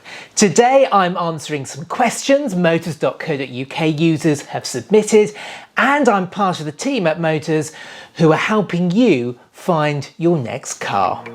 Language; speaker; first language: English; native; English